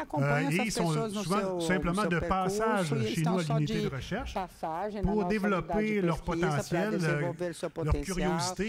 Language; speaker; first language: French; native; French